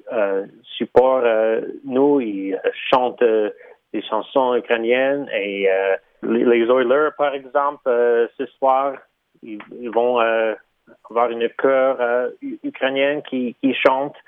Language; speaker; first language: French; early bilingual, heritage; Ukrainian